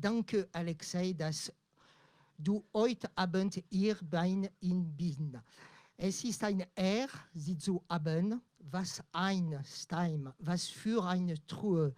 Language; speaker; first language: German; non-native, learner; French